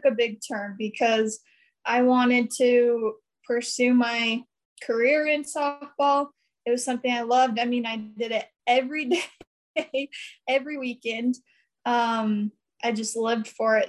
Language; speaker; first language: English; native; English